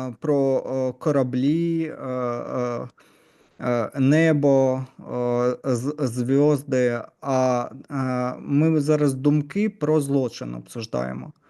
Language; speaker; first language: Ukrainian; non-native, learner; Russian